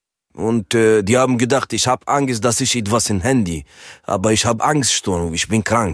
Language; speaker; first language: German; non-native, learner; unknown